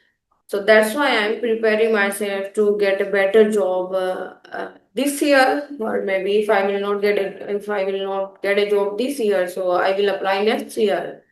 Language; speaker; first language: English; non-native, local second language; Hindi